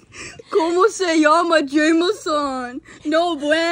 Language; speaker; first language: Spanish; non-native, learner; English